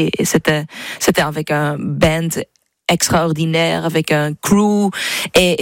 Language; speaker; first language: French; non-native, fluent; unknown